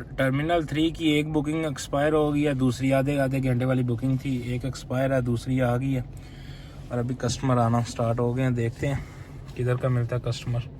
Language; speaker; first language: Urdu; non-native, local second language; Punjabi